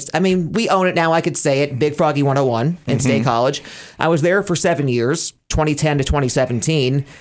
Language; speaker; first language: English; native; English